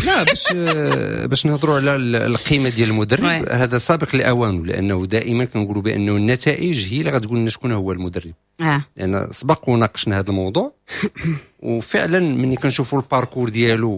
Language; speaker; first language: Arabic; native; Arabic